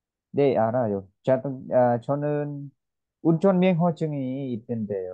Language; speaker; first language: Korean; non-native, learner; Vietnamese